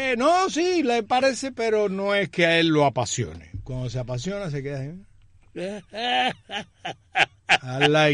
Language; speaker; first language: Spanish; native; Spanish